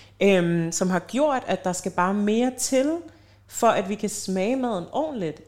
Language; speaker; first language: Danish; early bilingual, other home language; Vietnamese